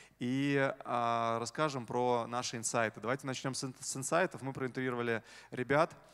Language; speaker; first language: Russian; native; Russian